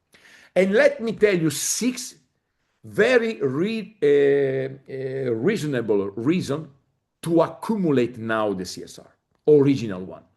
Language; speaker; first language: English; non-native, fluent; Italian